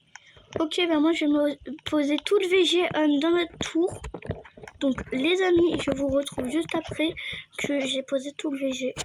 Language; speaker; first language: French; native; French